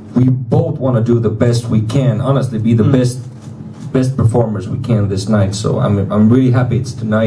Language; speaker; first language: English; non-native, fluent; Finnish